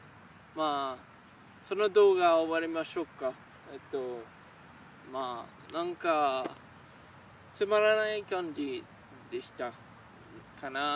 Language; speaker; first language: Japanese; non-native, learner; French